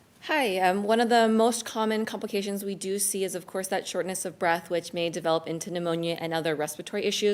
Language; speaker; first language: English; native; English